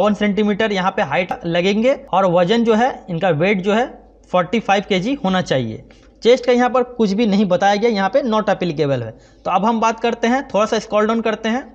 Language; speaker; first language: Hindi; non-native, local second language; Bangla